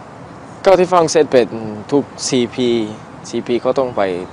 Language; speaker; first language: Thai; non-native, learner; French